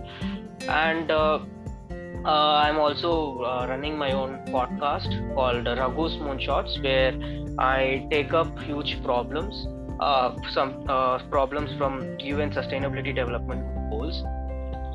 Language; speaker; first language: English; non-native, local second language; Tamil